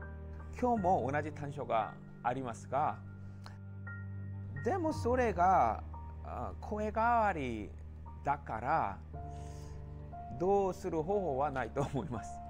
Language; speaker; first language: Japanese; non-native, learner; Korean